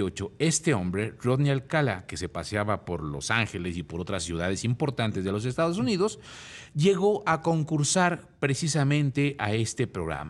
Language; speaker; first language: Spanish; native; Spanish